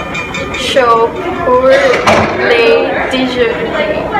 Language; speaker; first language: French; non-native, learner; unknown